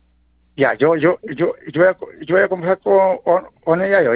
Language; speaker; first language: Spanish; native; Spanish